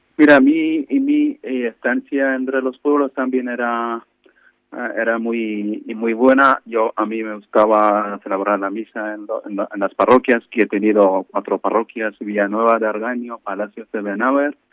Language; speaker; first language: Spanish; non-native, fluent; Malayalam